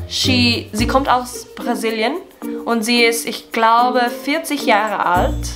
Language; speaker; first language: German; non-native, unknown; Filipino